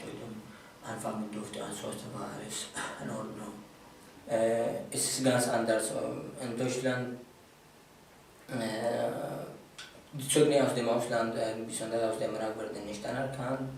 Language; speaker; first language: German; non-native, fluent; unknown